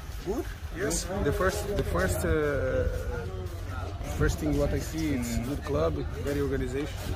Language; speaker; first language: English; non-native, learner; Portuguese